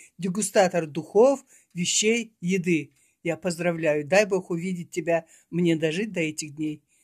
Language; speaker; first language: Russian; non-native, local second language; Karachay-Balkar